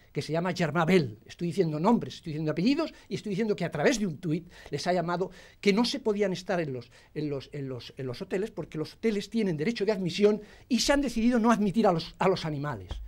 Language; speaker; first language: Spanish; non-native, local second language; Catalan